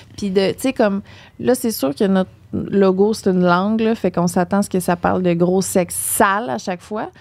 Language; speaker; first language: French; native; French